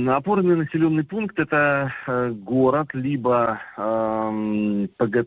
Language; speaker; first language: Russian; native; Russian